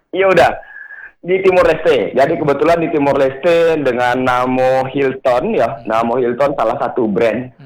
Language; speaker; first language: Indonesian; non-native, local second language; Minangkabau